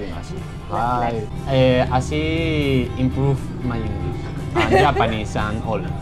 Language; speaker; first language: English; non-native, learner; Spanish